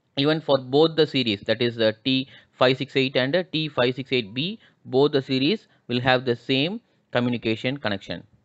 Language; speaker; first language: English; non-native, local second language; Tamil